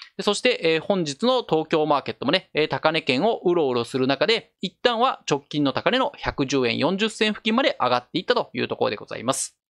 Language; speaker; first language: Japanese; native; Japanese